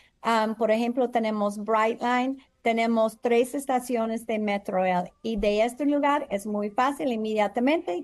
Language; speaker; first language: Spanish; non-native, learner; English